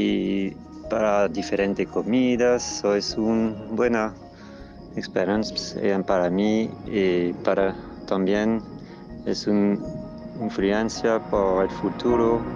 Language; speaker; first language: Spanish; non-native, learner; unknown